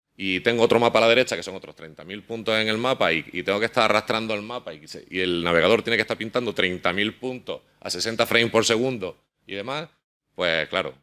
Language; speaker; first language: Spanish; native; Spanish